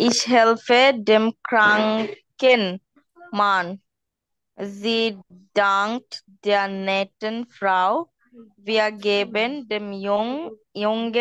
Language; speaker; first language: German; non-native, learner; Bangla